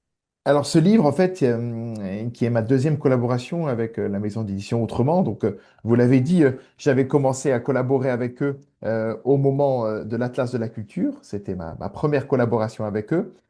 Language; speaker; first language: French; native; French